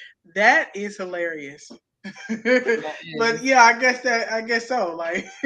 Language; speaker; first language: English; native; English